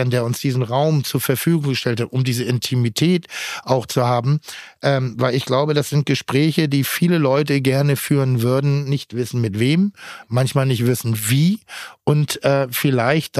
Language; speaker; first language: German; native; German